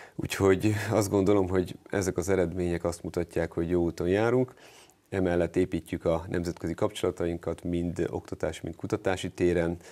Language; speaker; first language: Hungarian; native; Hungarian